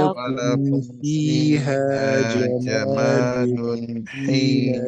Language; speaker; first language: Arabic; non-native, learner; English